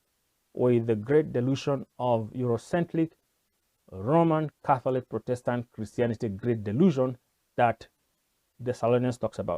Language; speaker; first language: English; non-native, local second language; Kikuyu